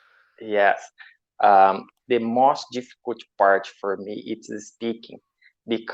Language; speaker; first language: English; non-native, learner; Portuguese